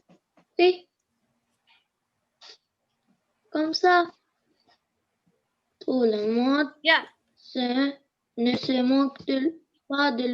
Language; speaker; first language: French; non-native, learner; Arabic